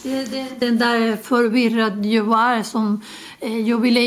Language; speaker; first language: Swedish; non-native, learner; Spanish